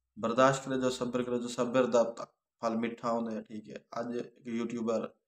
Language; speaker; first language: Punjabi; non-native, local second language; Saraiki